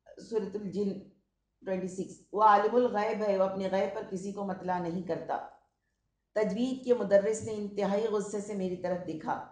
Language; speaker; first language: Urdu; native; Urdu